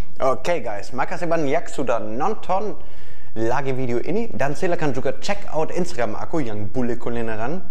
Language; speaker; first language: Indonesian; non-native, fluent; German